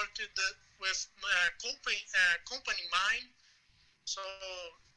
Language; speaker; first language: English; non-native, learner; Portuguese